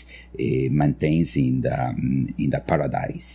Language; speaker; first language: English; non-native, learner; Spanish